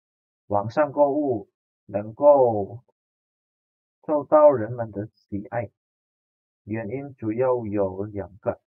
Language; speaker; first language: Chinese; non-native, fluent; Indonesian